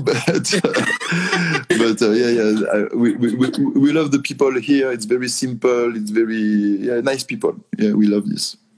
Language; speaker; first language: English; non-native, learner; French